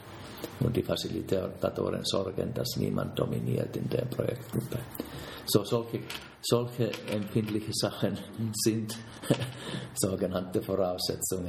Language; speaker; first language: German; non-native, fluent; Finnish